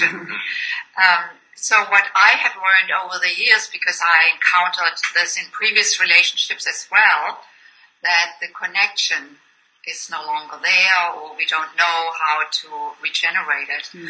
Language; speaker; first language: English; non-native, fluent; German